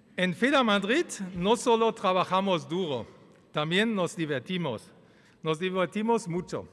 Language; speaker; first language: Spanish; early bilingual, other home language; German